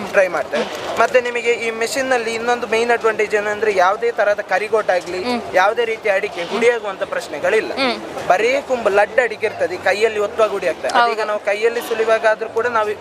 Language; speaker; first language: Kannada; native; Kannada